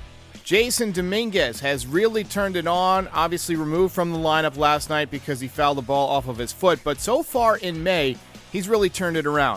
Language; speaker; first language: English; native; English